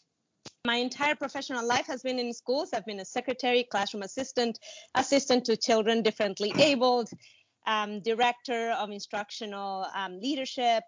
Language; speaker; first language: English; non-native, fluent; Spanish